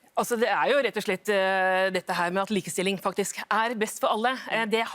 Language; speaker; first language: Norwegian; native; Norwegian